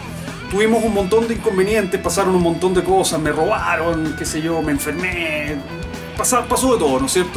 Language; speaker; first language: Spanish; native; Spanish